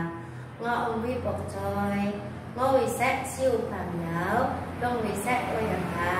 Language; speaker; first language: Chinese; non-native, learner; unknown